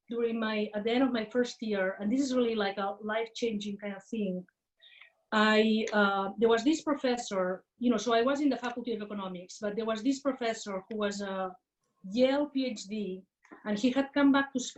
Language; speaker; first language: English; non-native, fluent; Spanish